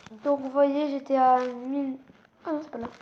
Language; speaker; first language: French; native; French